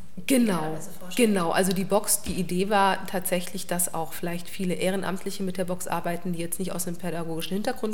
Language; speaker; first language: German; native; German